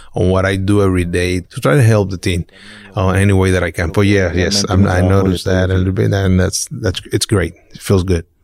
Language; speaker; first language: English; non-native, fluent; Spanish